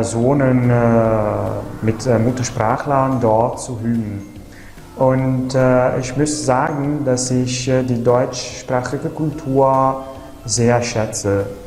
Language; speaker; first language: German; non-native, fluent; Italian